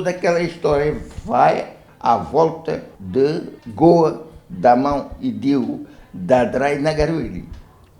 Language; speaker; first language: Portuguese; non-native, local second language; Konkani